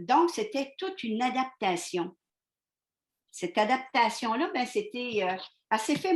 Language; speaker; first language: French; native; French